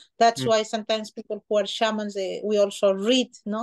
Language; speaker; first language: English; non-native, fluent; Spanish